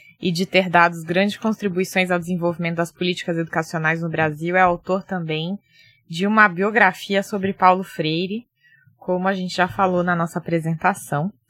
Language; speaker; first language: Portuguese; native; Portuguese